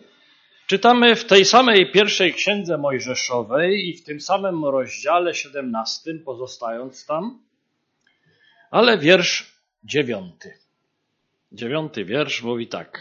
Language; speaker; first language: Polish; native; Polish